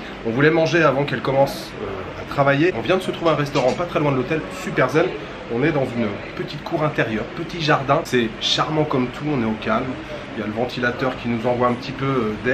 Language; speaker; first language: French; native; French